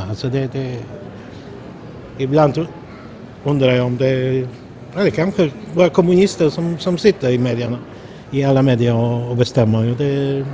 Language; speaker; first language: Swedish; non-native, fluent; Polish